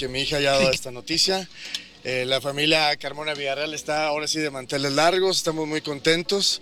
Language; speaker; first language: Spanish; native; Spanish